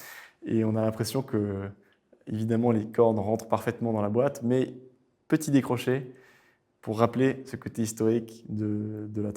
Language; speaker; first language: French; native; French